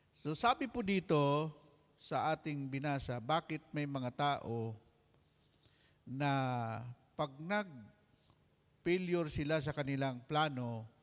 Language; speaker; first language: Filipino; non-native, local second language; Hiligaynon